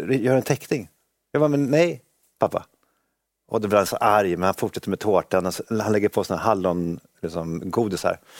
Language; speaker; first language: Swedish; native; Swedish